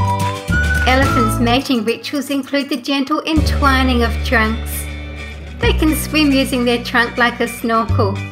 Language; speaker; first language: English; native; English